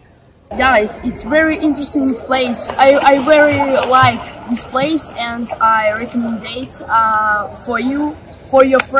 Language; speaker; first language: English; non-native, learner; Russian